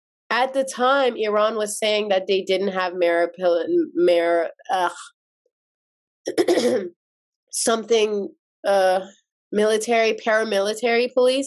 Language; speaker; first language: English; early bilingual, other home language; Azerbaijani